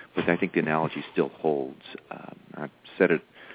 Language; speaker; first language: English; native; English